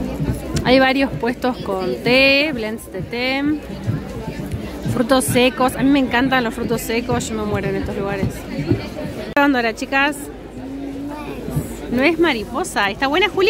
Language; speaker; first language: Spanish; native; Spanish